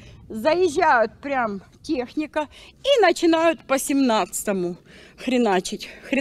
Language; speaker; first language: Russian; native; Russian